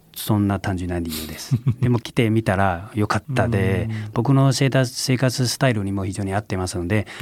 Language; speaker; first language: Japanese; non-native, fluent; Chinese